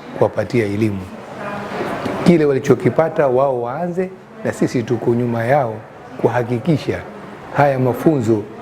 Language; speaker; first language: Swahili; native; Swahili